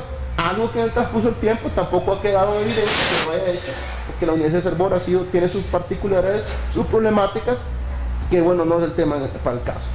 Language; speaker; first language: Spanish; native; Spanish